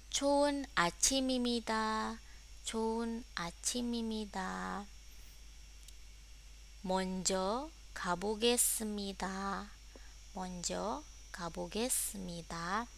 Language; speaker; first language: Korean; non-native, fluent; Indonesian